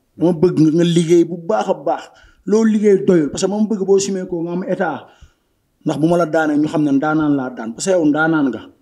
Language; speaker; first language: Wolof; non-native, local second language; Bambara